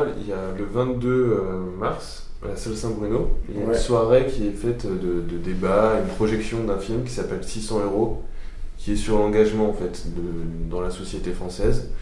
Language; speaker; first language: French; native; French